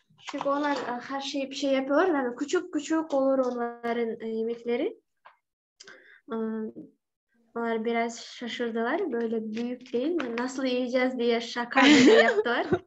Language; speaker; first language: Turkish; non-native, learner; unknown